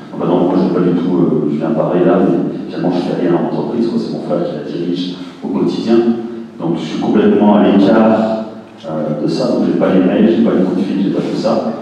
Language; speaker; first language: French; native; French